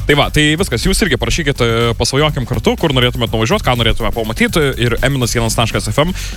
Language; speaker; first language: Lithuanian; native; Lithuanian